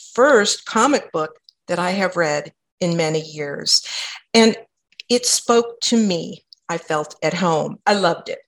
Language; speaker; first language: English; native; English